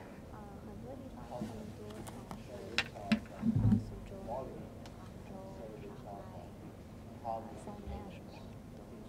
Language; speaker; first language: Chinese; non-native, learner; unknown